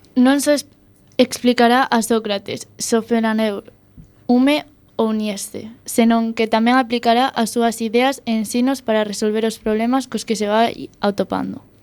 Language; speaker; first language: Galician; non-native, local second language; Spanish